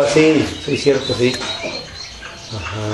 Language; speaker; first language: Spanish; native; Spanish